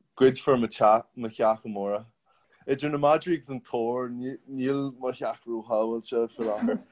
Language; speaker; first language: Irish; non-native, local second language; English